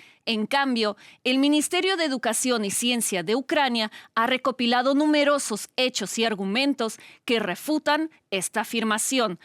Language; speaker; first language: Spanish; non-native, fluent; Ukrainian